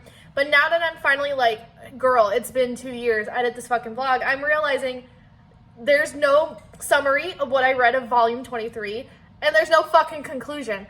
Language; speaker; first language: English; native; English